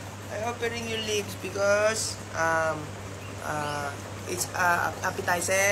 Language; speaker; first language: English; non-native, learner; Thai